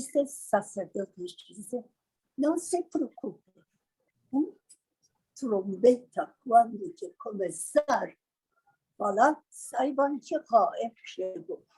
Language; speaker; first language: Portuguese; non-native, learner; Persian